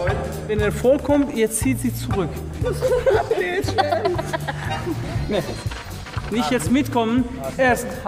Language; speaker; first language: German; non-native, fluent; Persian